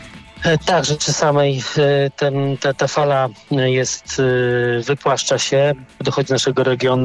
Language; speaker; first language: Polish; native; Polish